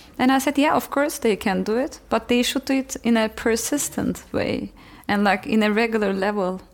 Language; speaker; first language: English; non-native, fluent; Turkish